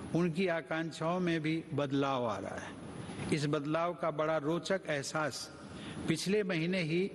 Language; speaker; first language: Hindi; native; Hindi